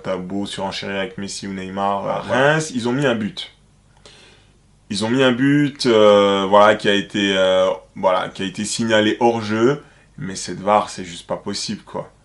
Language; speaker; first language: French; native; French